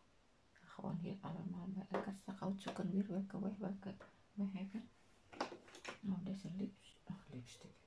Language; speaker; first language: Dutch; non-native, learner; Indonesian